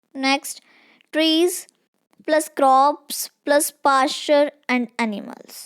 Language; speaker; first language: English; non-native, local second language; Punjabi